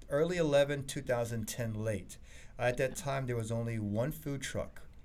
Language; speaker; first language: English; early bilingual, other home language; Chinese